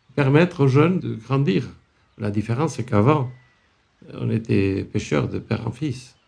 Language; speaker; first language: French; native; French